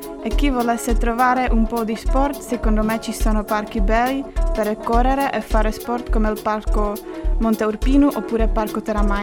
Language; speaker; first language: Italian; non-native, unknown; Czech